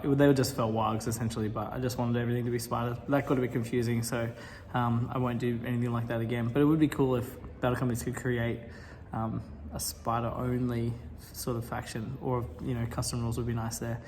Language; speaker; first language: English; native; English